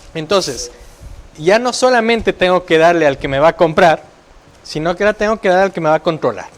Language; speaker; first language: Spanish; native; Spanish